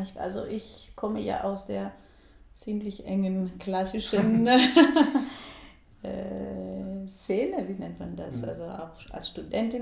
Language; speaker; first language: German; non-native, fluent; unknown